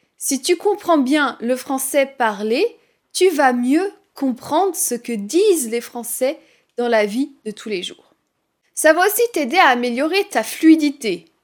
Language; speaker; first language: French; native; French